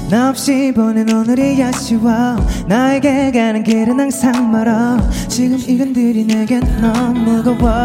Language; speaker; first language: Korean; native; Korean